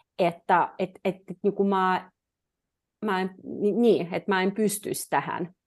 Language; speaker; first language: Finnish; non-native, fluent; Russian